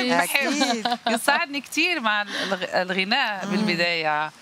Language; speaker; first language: Arabic; non-native, learner; Dutch